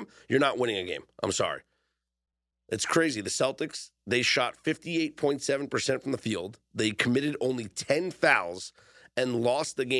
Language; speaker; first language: English; native; English